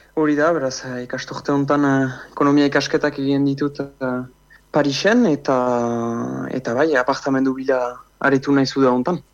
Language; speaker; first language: Basque; native; Basque